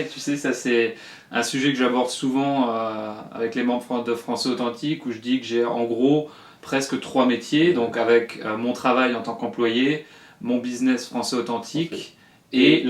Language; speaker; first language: French; native; French